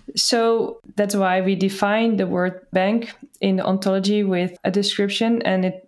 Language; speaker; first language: English; non-native, fluent; Dutch